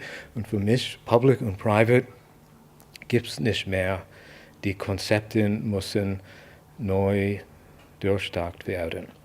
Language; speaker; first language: German; non-native, fluent; English